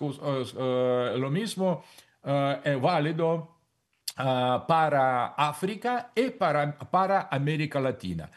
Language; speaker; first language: Spanish; non-native, fluent; Russian